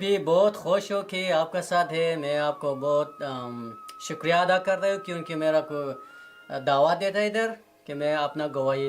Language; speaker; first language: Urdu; non-native, learner; Persian